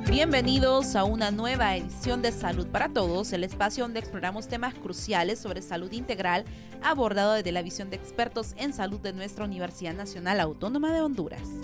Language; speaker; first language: Spanish; native; Spanish